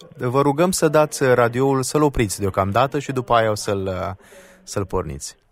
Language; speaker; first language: Romanian; native; Romanian